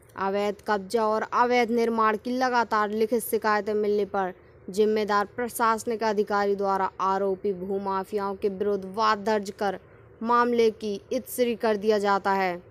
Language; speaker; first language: Hindi; native; Hindi